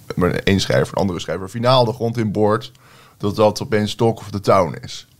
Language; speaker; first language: Dutch; non-native, fluent; Turkish